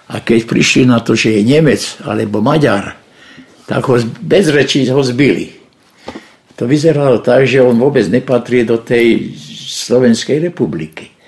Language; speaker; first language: Slovak; non-native, local second language; Hungarian